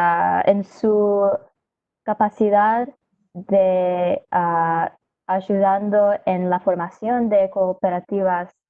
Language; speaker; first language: Spanish; non-native, learner; English